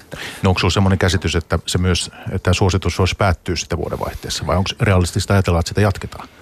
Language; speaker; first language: Finnish; native; Finnish